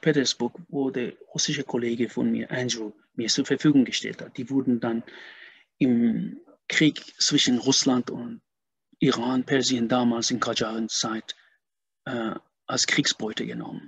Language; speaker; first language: German; non-native, fluent; Persian